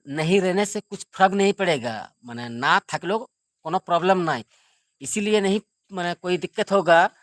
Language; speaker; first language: Hindi; non-native, local second language; Bangla